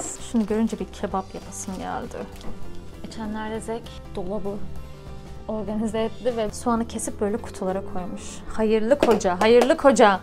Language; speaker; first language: Turkish; native; Turkish